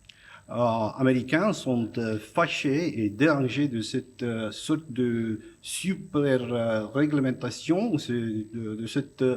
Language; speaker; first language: French; non-native, fluent; Romanian